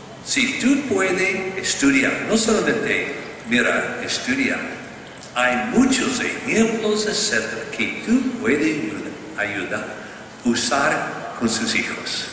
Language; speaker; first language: Spanish; non-native, learner; English